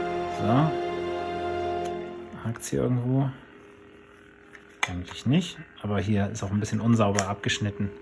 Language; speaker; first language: German; native; German